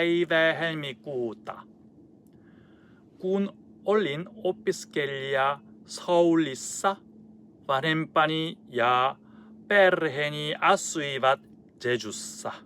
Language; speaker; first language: Finnish; non-native, learner; Korean